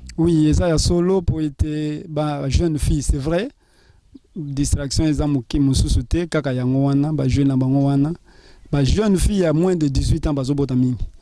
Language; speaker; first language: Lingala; native; Lingala